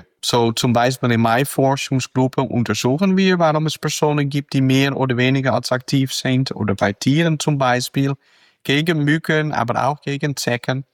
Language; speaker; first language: German; non-native, fluent; Dutch